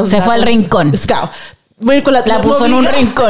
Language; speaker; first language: Spanish; native; Spanish